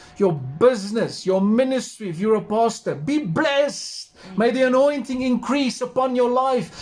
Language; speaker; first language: English; non-native, local second language; Afrikaans